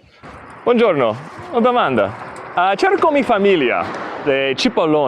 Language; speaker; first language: Italian; non-native, learner; English